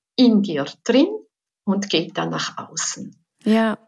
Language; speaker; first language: German; native; German